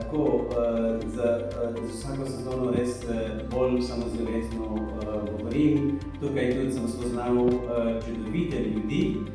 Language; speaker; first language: Slovenian; non-native, fluent; Arabic